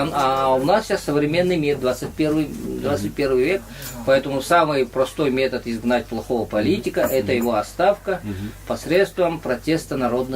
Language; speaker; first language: Russian; native; Russian